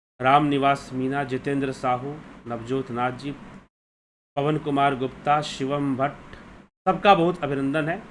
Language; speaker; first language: Hindi; native; Hindi